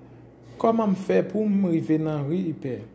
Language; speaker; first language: Portuguese; non-native, fluent; Haitian Creole